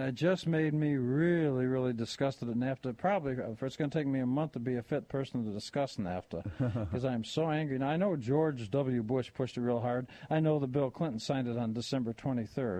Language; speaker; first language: English; native; English